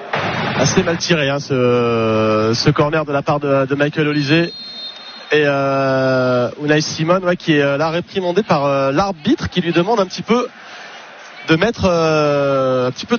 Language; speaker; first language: French; native; French